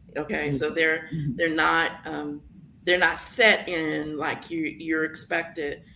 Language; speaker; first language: English; native; English